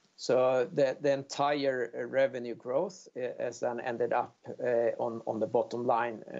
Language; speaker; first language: English; non-native, fluent; Swedish